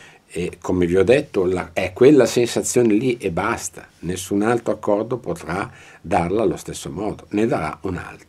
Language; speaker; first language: Italian; native; Italian